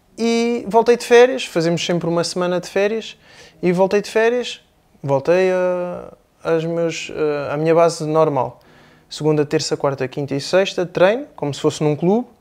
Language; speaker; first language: Portuguese; native; Portuguese